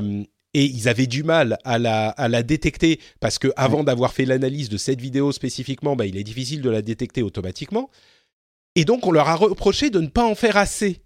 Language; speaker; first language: French; native; French